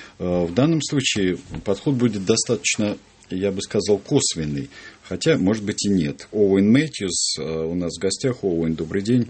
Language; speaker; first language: Russian; native; Russian